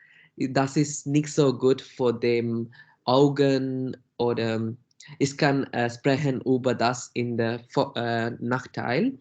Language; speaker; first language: German; non-native, learner; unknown